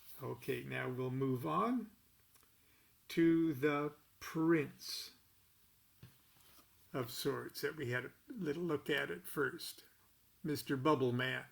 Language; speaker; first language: English; native; English